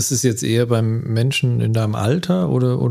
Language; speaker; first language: German; native; German